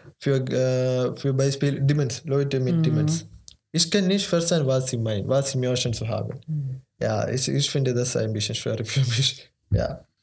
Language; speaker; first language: German; non-native, learner; Malayalam